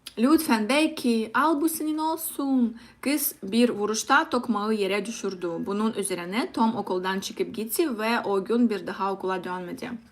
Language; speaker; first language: Turkish; non-native, learner; Russian